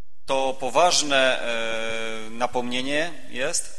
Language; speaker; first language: Polish; native; Polish